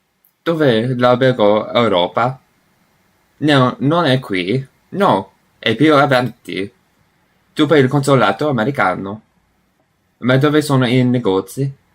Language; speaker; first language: Italian; non-native, learner; English